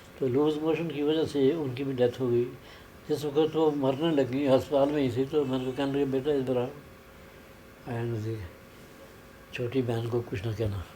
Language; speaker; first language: Urdu; non-native, local second language; Punjabi